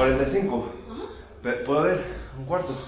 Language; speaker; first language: Spanish; non-native, learner; English